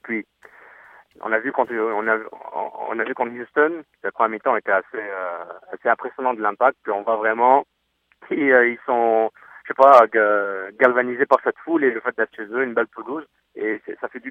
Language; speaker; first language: French; native; French